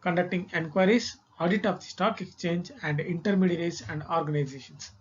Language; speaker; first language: English; non-native, local second language; Kannada